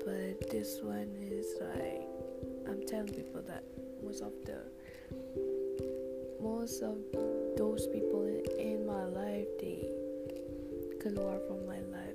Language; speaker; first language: English; non-native, local second language; Malay